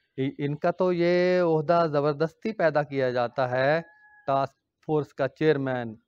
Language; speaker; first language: Urdu; non-native, local second language; Punjabi